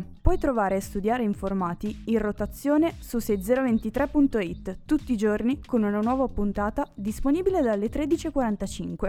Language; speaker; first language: Italian; native; Italian